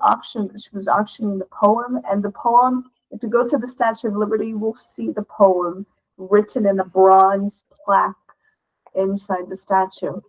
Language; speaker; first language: English; non-native, fluent; Portuguese